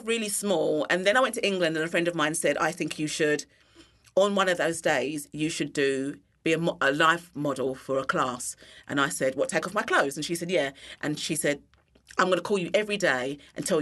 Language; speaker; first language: English; native; English